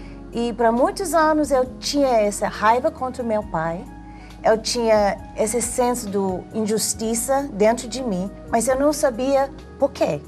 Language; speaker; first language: Portuguese; non-native, learner; English